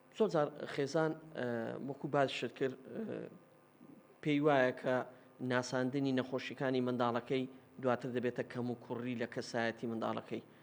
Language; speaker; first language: Central Kurdish; native; Central Kurdish